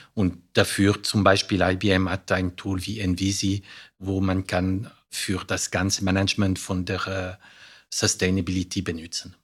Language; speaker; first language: German; non-native, fluent; French